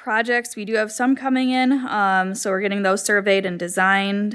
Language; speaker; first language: English; native; English